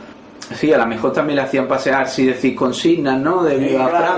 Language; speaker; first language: Spanish; native; Spanish